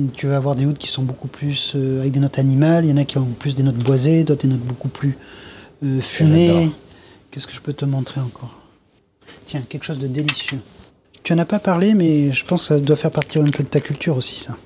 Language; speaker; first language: French; native; French